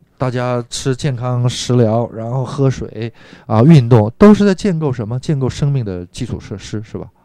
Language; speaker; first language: Chinese; non-native, fluent; Korean